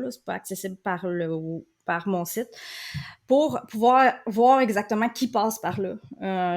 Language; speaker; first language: French; native; French